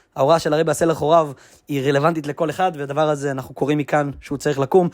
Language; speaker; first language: Hebrew; native; Hebrew